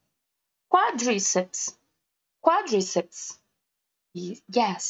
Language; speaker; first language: English; non-native, learner; Portuguese